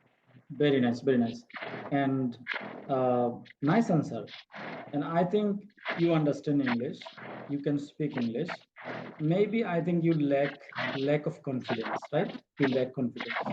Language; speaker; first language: English; non-native, fluent; Bangla